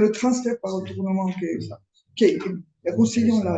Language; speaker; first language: French; non-native, fluent; Spanish